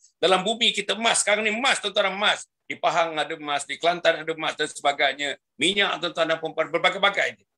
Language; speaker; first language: Malay; native; Malay